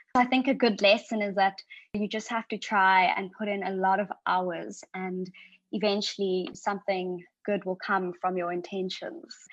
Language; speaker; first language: English; native; English